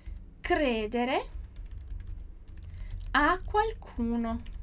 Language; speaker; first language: Italian; non-native, fluent; Portuguese